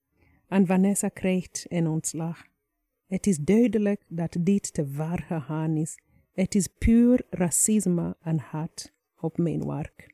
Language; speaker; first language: Dutch; non-native, fluent; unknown